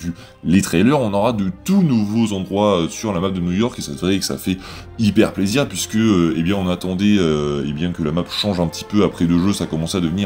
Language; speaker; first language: French; native; French